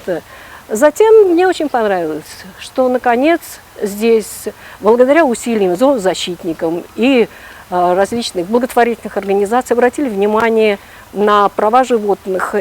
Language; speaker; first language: Russian; non-native, local second language; Ukrainian